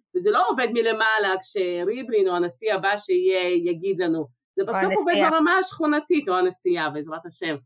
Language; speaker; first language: Hebrew; early bilingual, other home language; Russian